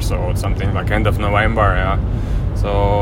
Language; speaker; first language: English; non-native, fluent; Latvian